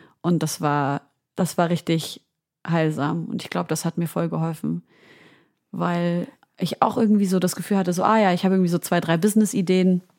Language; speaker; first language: German; early bilingual, other home language; Arabic